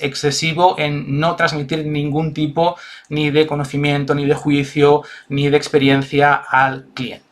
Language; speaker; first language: Spanish; native; Spanish